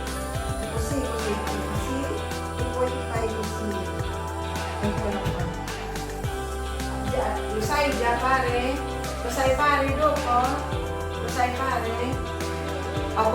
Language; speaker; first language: Italian; non-native, learner; Filipino